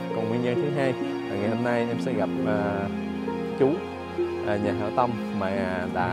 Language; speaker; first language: Vietnamese; native; Vietnamese